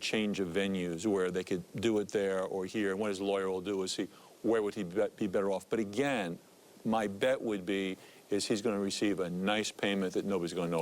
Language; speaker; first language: English; native; English